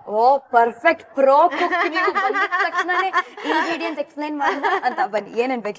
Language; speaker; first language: Kannada; native; Kannada